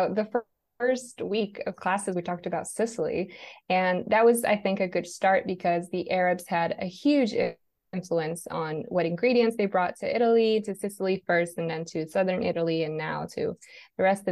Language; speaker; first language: English; non-native, fluent; Italian